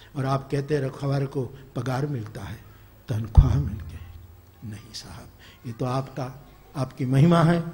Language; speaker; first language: Hindi; non-native, local second language; Gujarati